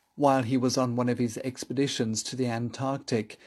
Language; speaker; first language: English; native; English